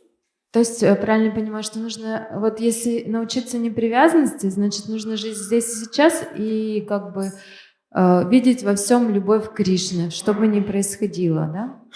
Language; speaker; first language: Russian; native; Russian